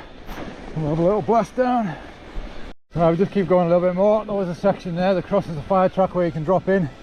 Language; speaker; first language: English; native; English